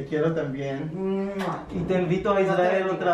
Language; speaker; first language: Spanish; non-native, learner; Hebrew